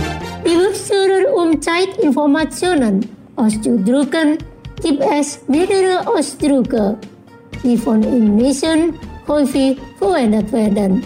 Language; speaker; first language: German; non-native, fluent; Indonesian